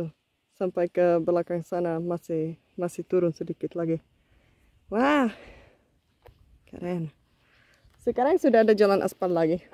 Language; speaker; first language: Indonesian; non-native, fluent; Czech